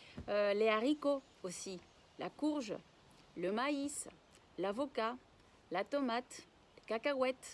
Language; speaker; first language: French; non-native, fluent; Spanish